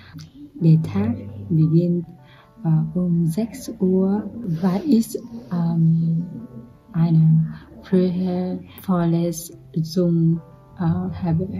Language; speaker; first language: German; non-native, learner; Vietnamese